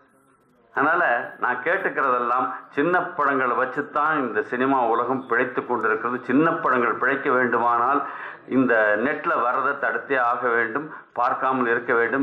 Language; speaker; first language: Tamil; native; Tamil